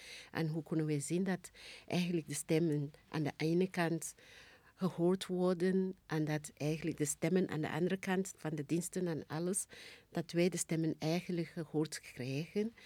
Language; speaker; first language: Dutch; non-native, fluent; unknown